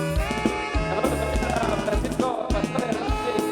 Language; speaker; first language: Spanish; native; Spanish